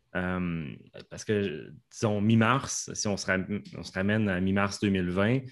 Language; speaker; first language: French; native; French